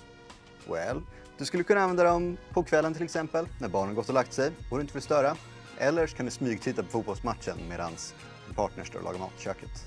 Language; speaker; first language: Swedish; native; Swedish